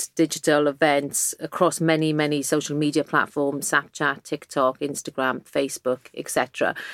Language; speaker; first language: English; native; English